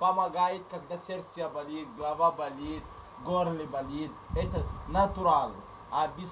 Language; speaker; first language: Russian; non-native, learner; Arabic